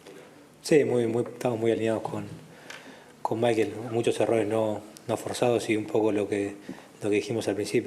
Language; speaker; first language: Spanish; native; Spanish